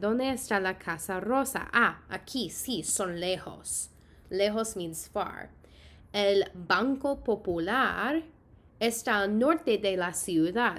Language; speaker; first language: Spanish; non-native, fluent; English